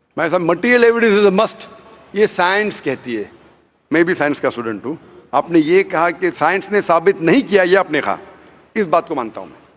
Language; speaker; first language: Hindi; non-native, local second language; Konkani